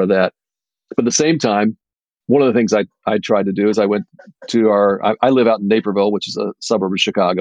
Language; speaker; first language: English; native; English